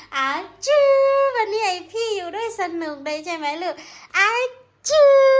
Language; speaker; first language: Thai; non-native, local second language; Hmong